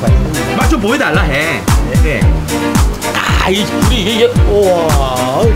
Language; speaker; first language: Korean; native; Korean